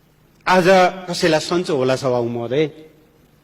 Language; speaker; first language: Nepali; native; Nepali